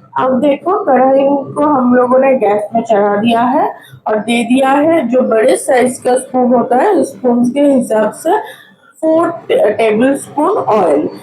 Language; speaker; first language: Hindi; non-native, local second language; Bangla